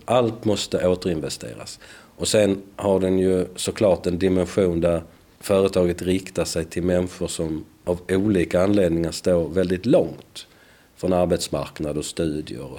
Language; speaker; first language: Swedish; native; Swedish